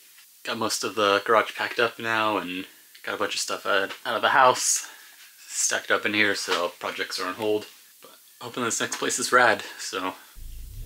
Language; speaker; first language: English; native; English